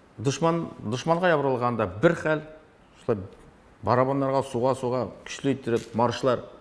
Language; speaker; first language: Tatar; non-native, local second language; Russian